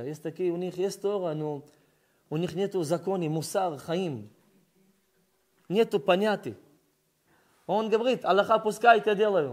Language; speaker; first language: Russian; early bilingual, heritage; Russian